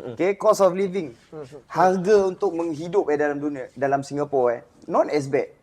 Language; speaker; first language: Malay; native; Malay